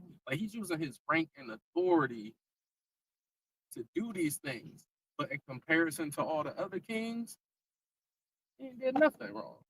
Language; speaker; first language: English; native; English